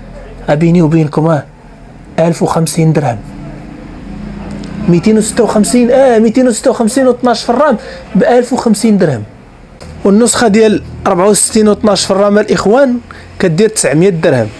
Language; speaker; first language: Arabic; native; Arabic